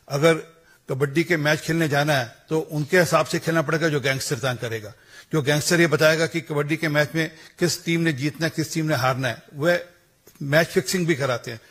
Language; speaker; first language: Hindi; non-native, local second language; Punjabi